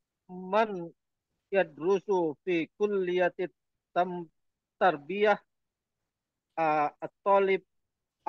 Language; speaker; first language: Arabic; non-native, learner; Indonesian